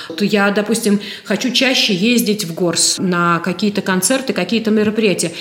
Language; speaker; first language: Russian; native; Russian